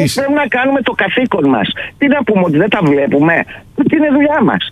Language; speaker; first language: Greek; native; Greek